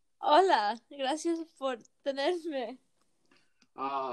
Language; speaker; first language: Spanish; early bilingual, heritage; Spanish